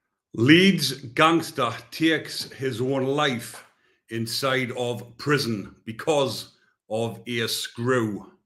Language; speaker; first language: English; native; English